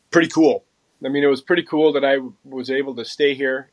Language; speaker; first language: English; native; English